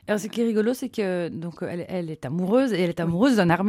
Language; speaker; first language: French; native; French